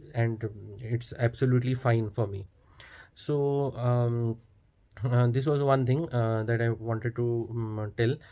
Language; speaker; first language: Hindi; non-native, local second language; Marathi